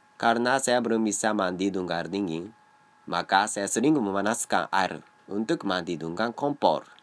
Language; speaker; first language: Indonesian; non-native, learner; Japanese